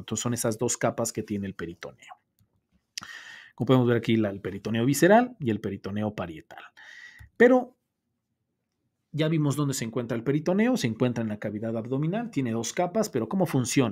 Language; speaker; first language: Spanish; native; Spanish